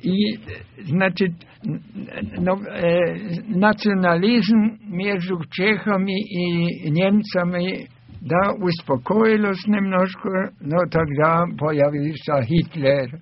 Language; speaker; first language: Russian; non-native, fluent; German